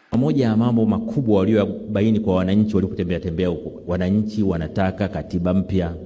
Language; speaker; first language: Swahili; native; Swahili